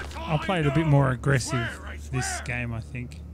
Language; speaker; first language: English; native; English